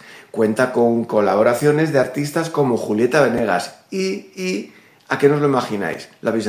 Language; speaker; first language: Spanish; native; Spanish